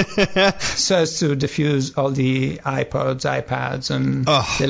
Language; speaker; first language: English; non-native, fluent; Italian